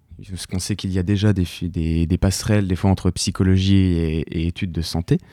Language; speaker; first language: French; native; French